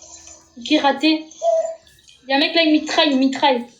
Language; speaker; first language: French; native; French